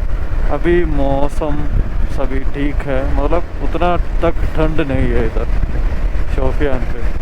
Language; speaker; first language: Hindi; non-native, local second language; Malayalam